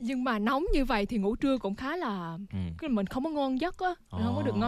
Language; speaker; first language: Vietnamese; native; Vietnamese